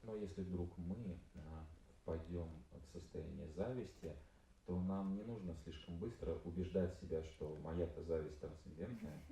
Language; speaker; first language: Russian; native; Russian